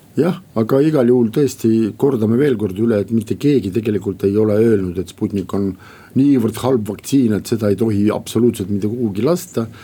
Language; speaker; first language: Estonian; non-native, local second language; Russian